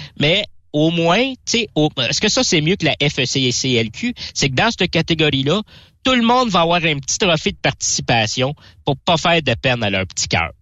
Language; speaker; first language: French; native; French